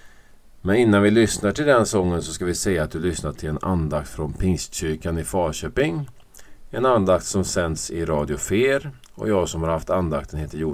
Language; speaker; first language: Swedish; native; Swedish